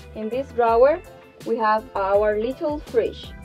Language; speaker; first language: English; non-native, fluent; Spanish